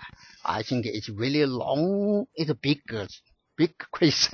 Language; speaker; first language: English; non-native, learner; Chinese